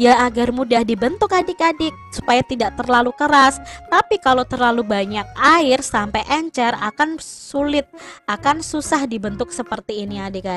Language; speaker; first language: Indonesian; native; Indonesian